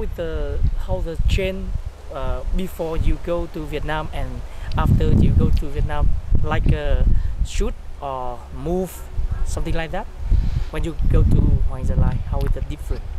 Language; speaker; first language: English; non-native, learner; Vietnamese